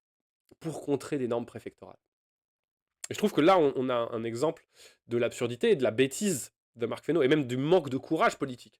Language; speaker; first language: French; native; French